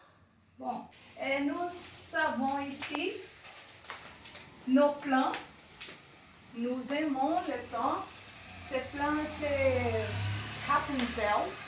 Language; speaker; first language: French; non-native, learner; Portuguese